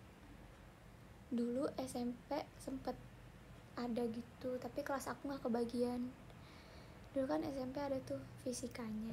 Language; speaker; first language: Indonesian; native; Indonesian